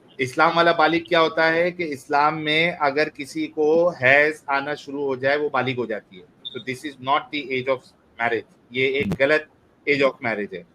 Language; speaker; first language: Hindi; native; Hindi